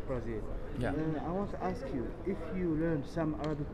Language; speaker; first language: English; non-native, learner; Arabic